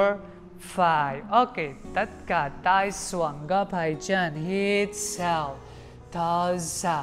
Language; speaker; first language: Vietnamese; non-native, learner; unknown